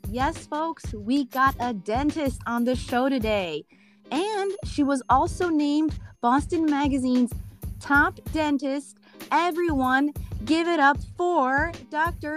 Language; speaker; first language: English; early bilingual, other home language; Spanish